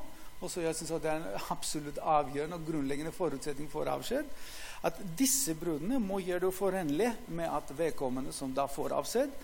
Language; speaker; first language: Norwegian; non-native, fluent; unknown